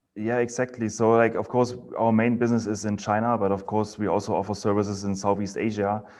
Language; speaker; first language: English; non-native, fluent; German